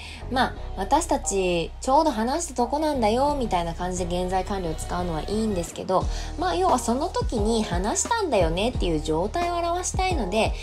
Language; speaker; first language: Japanese; native; Japanese